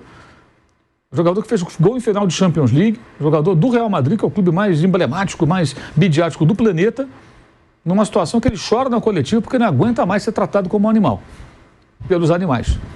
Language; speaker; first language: Portuguese; native; Portuguese